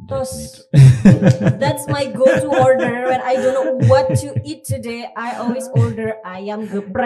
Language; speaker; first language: English; non-native, fluent; Indonesian